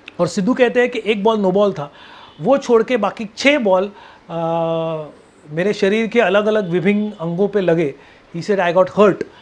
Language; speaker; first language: Hindi; non-native, local second language; Marathi